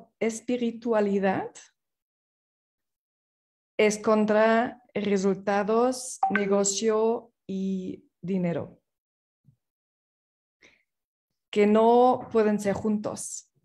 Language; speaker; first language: Spanish; non-native, fluent; English